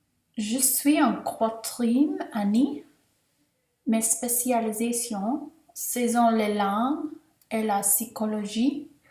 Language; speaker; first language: French; non-native, learner; English